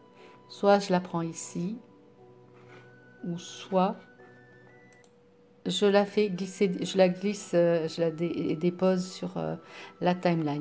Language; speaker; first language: French; native; French